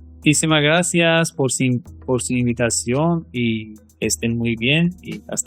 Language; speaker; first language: Spanish; non-native, fluent; Persian